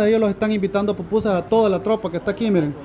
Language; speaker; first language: Spanish; native; Spanish